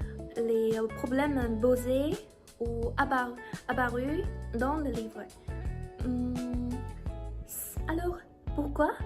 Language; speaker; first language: French; non-native, learner; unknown